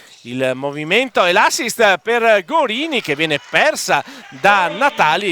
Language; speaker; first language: Italian; native; Italian